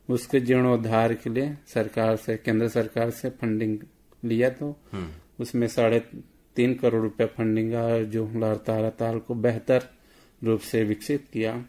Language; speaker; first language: Hindi; native; Hindi